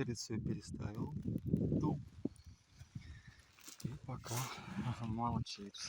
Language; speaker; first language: Russian; native; Russian